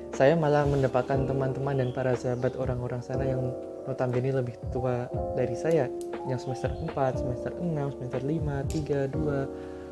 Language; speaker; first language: Indonesian; native; Indonesian